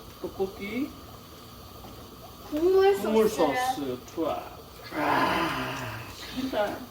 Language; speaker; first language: Korean; native; Korean